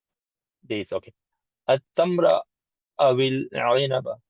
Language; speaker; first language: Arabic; non-native, learner; English